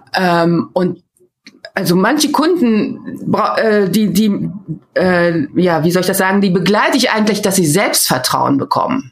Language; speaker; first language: German; native; German